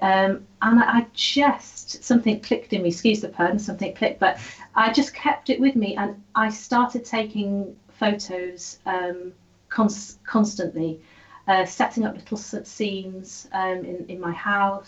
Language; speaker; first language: English; native; English